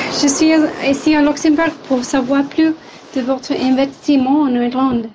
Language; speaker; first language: French; non-native, learner; English